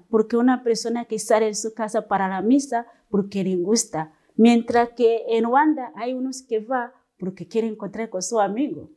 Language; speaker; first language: Spanish; non-native, learner; Kinyarwanda